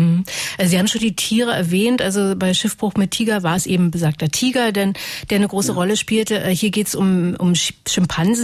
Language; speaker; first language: German; native; German